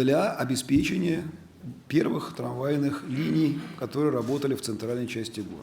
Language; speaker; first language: Russian; native; Russian